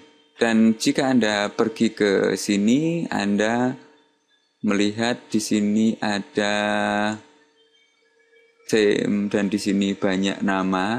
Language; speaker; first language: Indonesian; non-native, local second language; Javanese